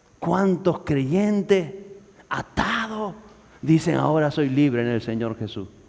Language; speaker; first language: Spanish; native; Spanish